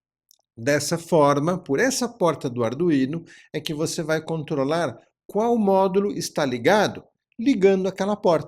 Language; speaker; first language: Portuguese; native; Portuguese